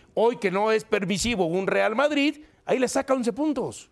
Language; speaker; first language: Spanish; native; Spanish